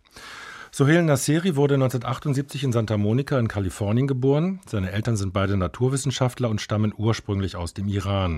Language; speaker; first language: German; native; German